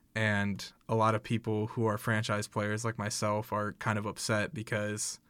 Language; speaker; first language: English; native; English